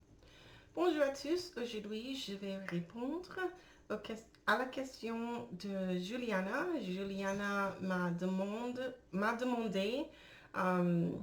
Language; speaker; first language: French; non-native, learner; English